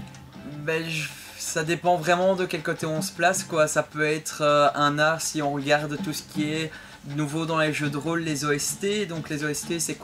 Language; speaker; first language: French; native; French